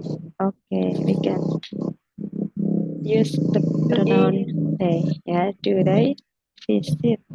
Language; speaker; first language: English; non-native, fluent; Indonesian